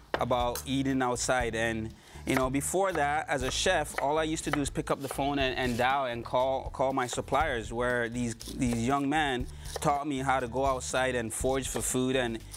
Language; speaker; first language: English; native; English